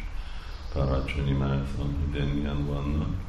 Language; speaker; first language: Hungarian; non-native, fluent; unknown